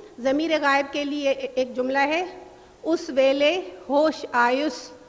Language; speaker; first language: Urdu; non-native, local second language; Sindhi